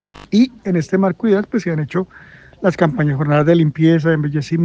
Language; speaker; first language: Spanish; native; Spanish